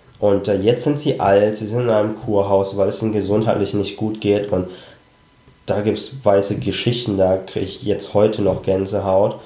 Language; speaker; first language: German; early bilingual, other home language; Cantonese